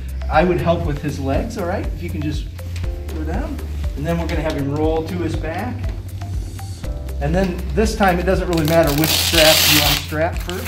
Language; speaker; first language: English; native; English